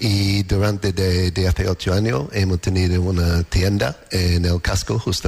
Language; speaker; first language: Spanish; non-native, learner; English